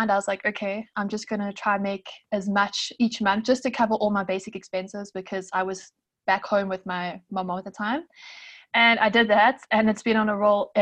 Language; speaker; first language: English; native; English